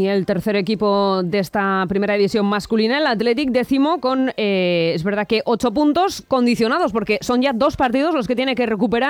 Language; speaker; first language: Spanish; native; Spanish